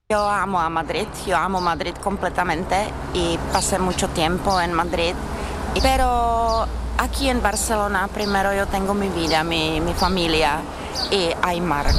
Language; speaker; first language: Spanish; non-native, learner; Czech